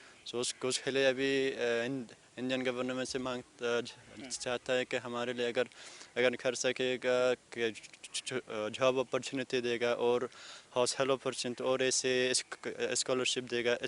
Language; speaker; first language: Hindi; non-native, learner; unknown